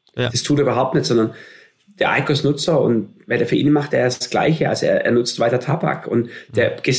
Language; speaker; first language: German; native; German